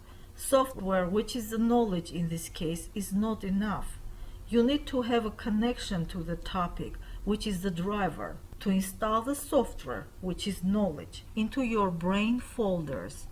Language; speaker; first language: English; non-native, fluent; Armenian